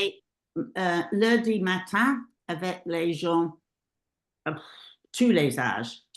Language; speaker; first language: French; non-native, learner; English